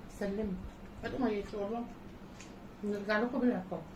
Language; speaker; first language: Arabic; native; Arabic